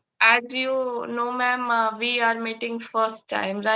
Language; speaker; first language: English; non-native, learner; Hindi